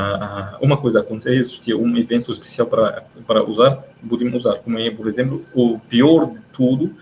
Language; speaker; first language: Portuguese; non-native, learner; Arabic